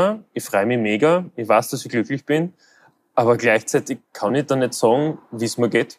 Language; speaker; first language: German; native; German